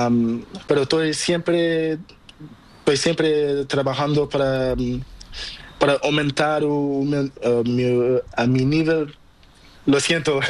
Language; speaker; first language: Spanish; non-native, learner; Portuguese